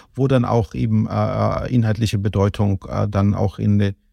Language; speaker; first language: German; non-native, fluent; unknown